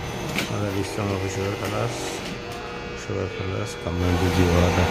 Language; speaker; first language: Arabic; non-native, learner; Bangla